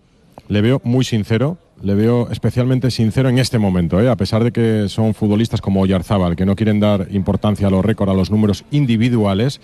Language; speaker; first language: Spanish; native; Spanish